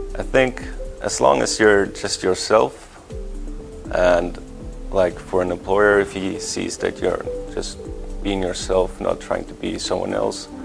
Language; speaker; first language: English; non-native, fluent; Swedish